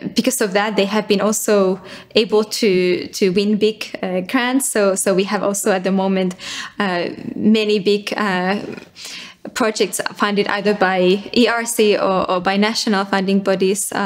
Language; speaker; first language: English; non-native, fluent; Finnish